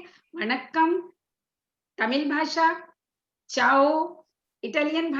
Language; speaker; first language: Hindi; native; Hindi